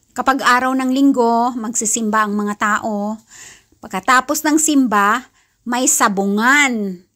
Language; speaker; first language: Filipino; non-native, local second language; Kinaray-a